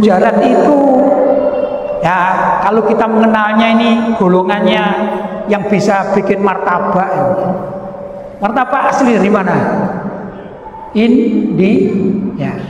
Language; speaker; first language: Indonesian; native; Indonesian